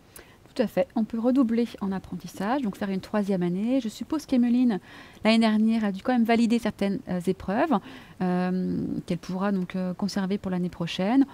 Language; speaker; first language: French; native; French